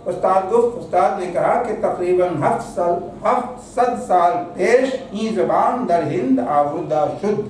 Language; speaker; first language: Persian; non-native, learner; Urdu